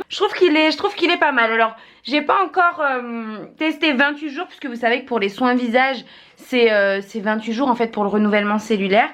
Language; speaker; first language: French; native; French